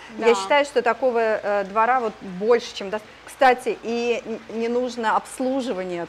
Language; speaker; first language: Russian; native; Russian